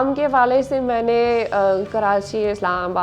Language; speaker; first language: Hindi; non-native, learner; English